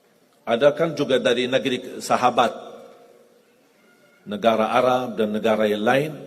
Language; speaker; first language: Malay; non-native, fluent; Arabic